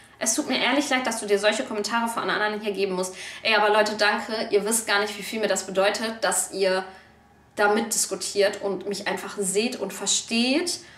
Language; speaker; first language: German; early bilingual, other home language; Turkish